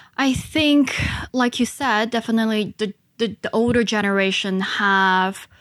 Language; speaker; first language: English; non-native, local second language; Chinese